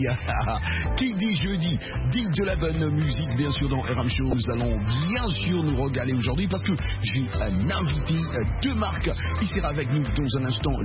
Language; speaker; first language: French; non-native, local second language; Lingala